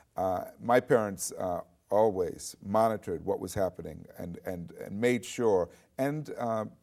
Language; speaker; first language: English; native; English